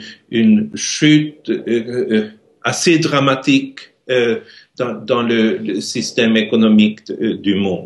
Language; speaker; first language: French; non-native, learner; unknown